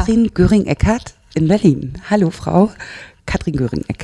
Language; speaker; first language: German; native; German